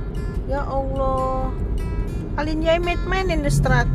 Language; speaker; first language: Dutch; non-native, learner; Indonesian